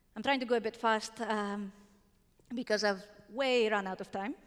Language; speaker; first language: English; non-native, fluent; Greek